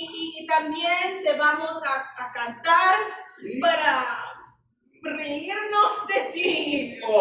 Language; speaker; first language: Spanish; non-native, fluent; English